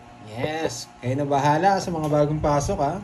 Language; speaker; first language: Filipino; native; Filipino